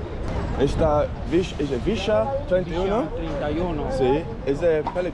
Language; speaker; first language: Spanish; non-native, learner; English